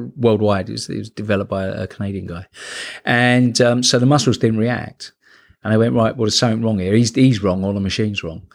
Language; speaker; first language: English; native; English